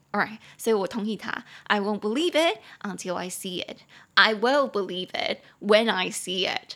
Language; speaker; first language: English; non-native, fluent; Chinese